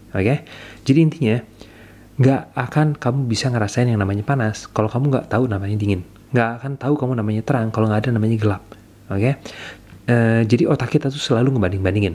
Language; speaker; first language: Indonesian; native; Indonesian